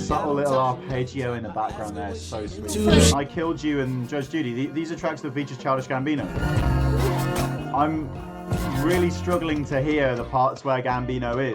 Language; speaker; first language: English; native; English